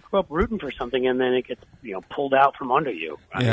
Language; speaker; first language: English; native; English